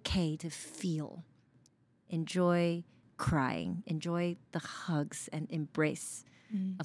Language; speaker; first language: English; early bilingual, other home language; Chinese